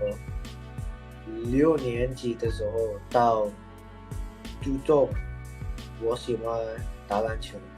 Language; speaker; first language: Chinese; non-native, learner; Indonesian